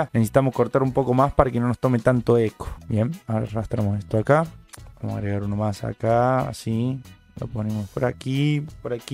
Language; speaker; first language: Spanish; native; Spanish